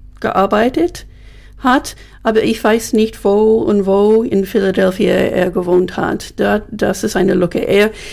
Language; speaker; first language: German; non-native, fluent; English